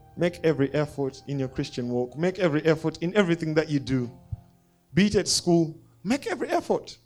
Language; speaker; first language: English; non-native, local second language; Shona